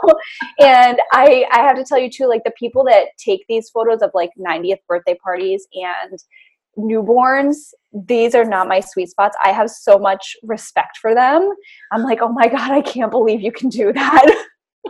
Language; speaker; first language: English; native; English